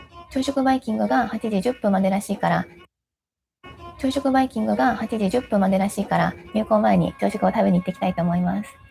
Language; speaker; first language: Japanese; native; Japanese